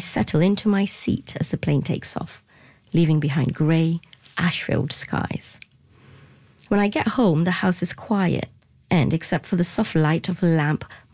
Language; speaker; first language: English; non-native, local second language; Tamil